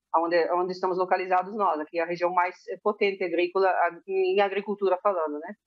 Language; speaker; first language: Portuguese; early bilingual, heritage; Spanish